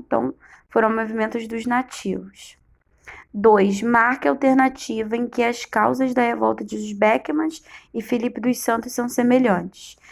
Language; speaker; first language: Portuguese; native; Portuguese